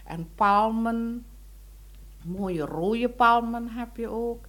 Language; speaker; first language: Dutch; non-native, local second language; Indonesian